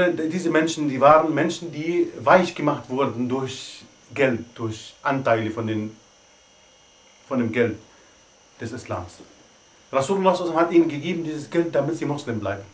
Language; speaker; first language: German; non-native, fluent; Arabic